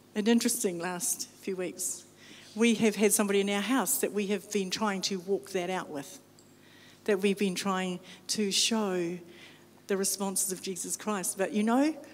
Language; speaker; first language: English; native; English